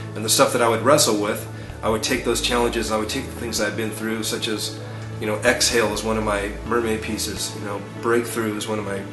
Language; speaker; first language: English; native; English